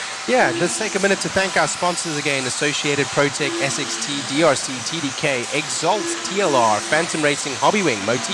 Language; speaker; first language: English; native; English